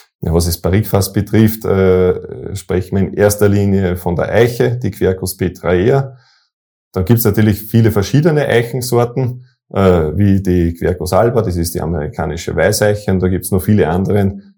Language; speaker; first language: German; native; German